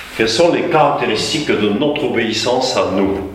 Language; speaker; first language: French; native; French